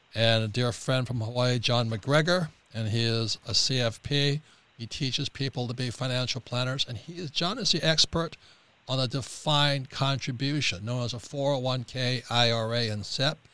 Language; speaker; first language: English; native; English